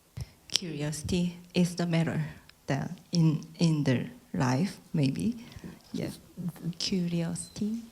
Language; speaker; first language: English; non-native, learner; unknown